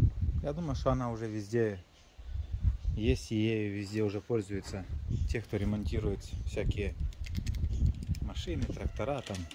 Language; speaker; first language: Russian; native; Russian